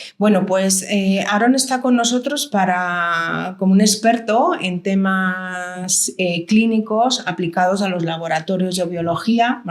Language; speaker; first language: Spanish; native; Spanish